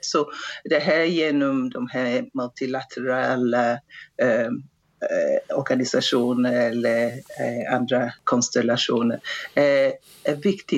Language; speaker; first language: Swedish; non-native, fluent; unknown